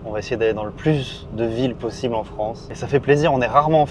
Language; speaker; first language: French; native; French